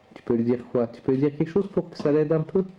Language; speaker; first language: French; native; French